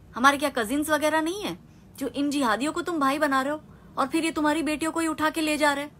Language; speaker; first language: Hindi; non-native, local second language; Gujarati